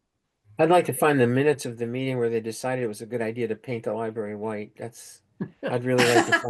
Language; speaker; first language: English; native; English